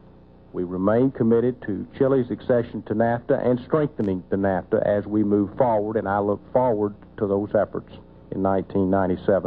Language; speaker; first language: English; native; English